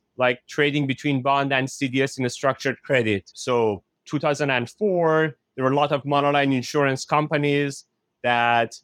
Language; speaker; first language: English; non-native, fluent; Persian